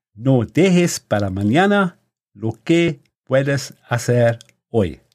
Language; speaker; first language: Spanish; non-native, learner; Punjabi